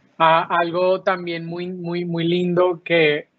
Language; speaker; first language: Spanish; native; Spanish